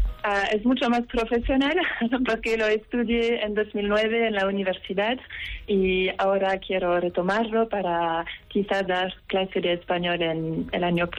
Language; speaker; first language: Spanish; non-native, fluent; Dutch